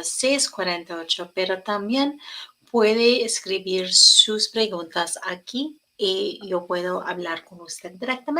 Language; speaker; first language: Spanish; non-native, learner; English